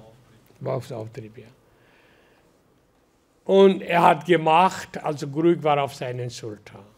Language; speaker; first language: German; non-native, learner; Hindi